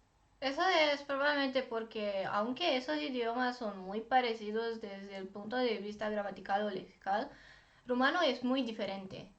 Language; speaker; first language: Spanish; non-native, fluent; Romanian